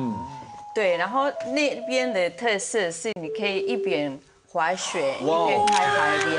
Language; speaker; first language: Chinese; non-native, fluent; Spanish